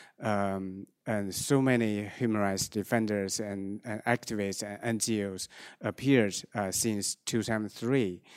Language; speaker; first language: English; non-native, fluent; Chinese